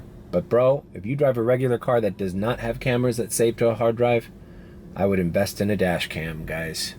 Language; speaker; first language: English; early bilingual, other home language; Spanish